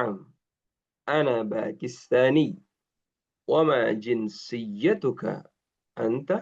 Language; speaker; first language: Arabic; non-native, fluent; Indonesian